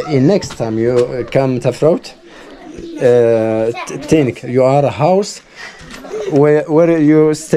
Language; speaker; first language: English; non-native, learner; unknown